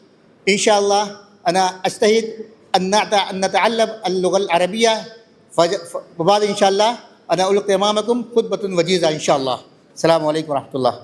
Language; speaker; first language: Arabic; non-native, learner; Urdu